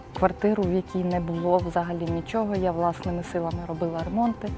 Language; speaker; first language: Ukrainian; native; Ukrainian